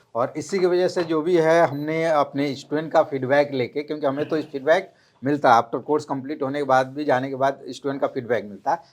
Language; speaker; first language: Hindi; native; Hindi